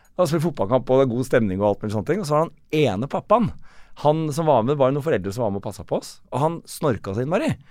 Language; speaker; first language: Norwegian; native; Norwegian